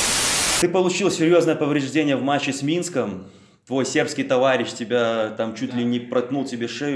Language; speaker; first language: Russian; native; Russian